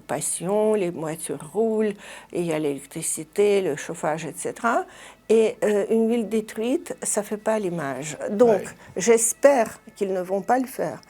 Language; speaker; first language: French; non-native, fluent; Russian